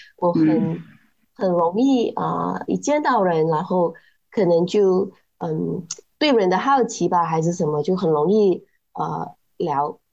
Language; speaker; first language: Chinese; native; Chinese